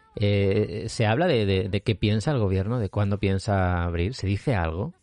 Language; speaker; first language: Spanish; native; Spanish